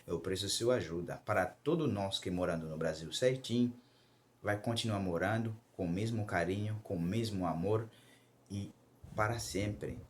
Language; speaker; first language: Portuguese; non-native, local second language; Haitian Creole